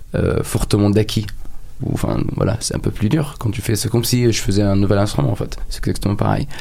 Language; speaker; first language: French; non-native, fluent; Arabic